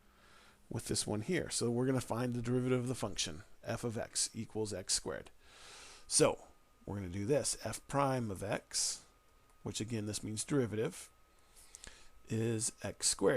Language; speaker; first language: English; native; English